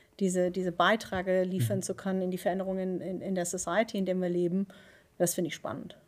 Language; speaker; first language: German; non-native, fluent; Dutch